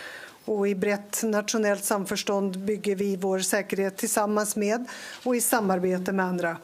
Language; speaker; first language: Swedish; native; Swedish